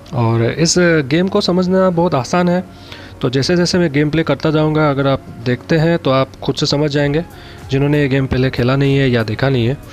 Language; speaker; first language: Hindi; non-native, local second language; Assamese